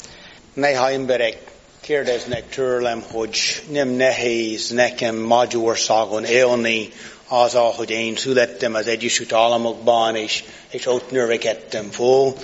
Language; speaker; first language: Hungarian; non-native, fluent; English